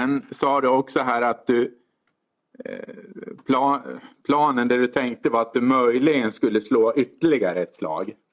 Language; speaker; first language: Swedish; native; Swedish